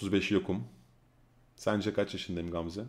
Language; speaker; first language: Turkish; early bilingual, heritage; Turkish